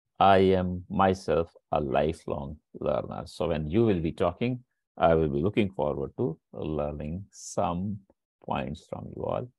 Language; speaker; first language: English; non-native, local second language; Hindi